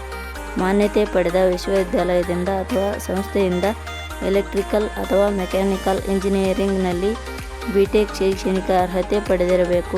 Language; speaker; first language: Kannada; native; Kannada